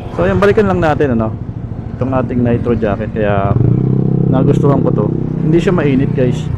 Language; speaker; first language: Filipino; native; Filipino